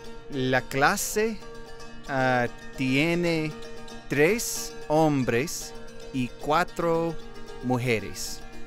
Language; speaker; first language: Spanish; non-native, learner; English